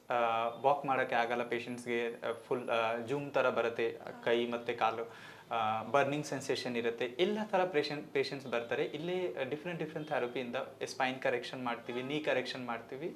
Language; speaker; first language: Kannada; non-native, local second language; Hindi